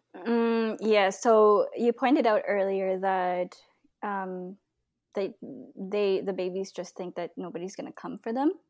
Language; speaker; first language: English; non-native, local second language; Filipino